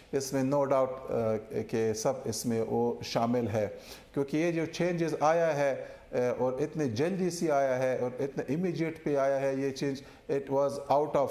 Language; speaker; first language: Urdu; non-native, learner; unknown